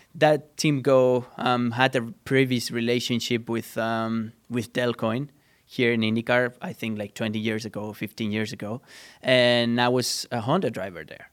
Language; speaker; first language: English; non-native, fluent; Spanish